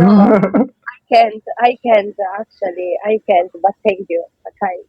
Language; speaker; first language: English; non-native, learner; Italian